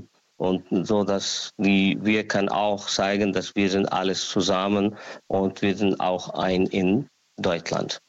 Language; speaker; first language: German; non-native, learner; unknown